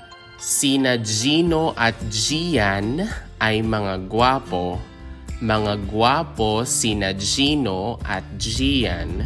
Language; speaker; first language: Filipino; non-native, local second language; Hiligaynon